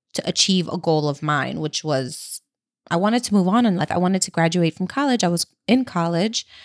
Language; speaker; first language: English; early bilingual, other home language; Spanish